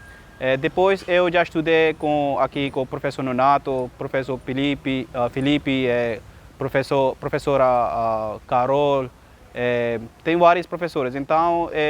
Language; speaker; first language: Portuguese; non-native, learner; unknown